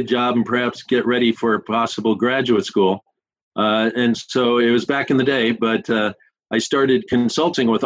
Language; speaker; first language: English; native; English